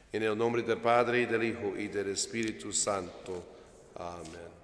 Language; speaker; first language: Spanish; non-native, fluent; English